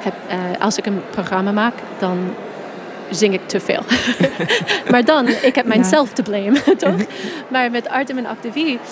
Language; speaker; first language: Dutch; non-native, fluent; English